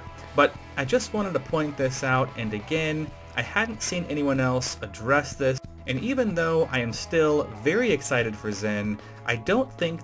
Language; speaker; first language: English; native; English